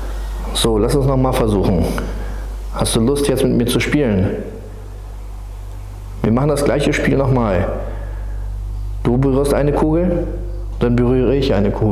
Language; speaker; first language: German; native; German